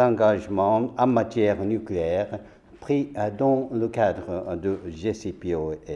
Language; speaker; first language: French; non-native, fluent; Japanese